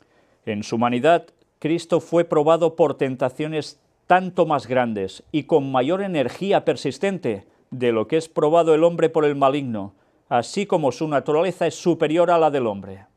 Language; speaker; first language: Spanish; native; Spanish